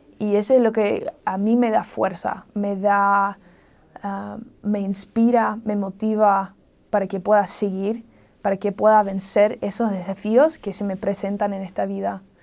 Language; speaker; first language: Spanish; non-native, fluent; English